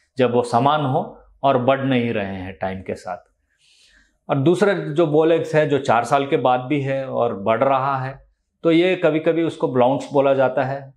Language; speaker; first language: Hindi; non-native, local second language; Telugu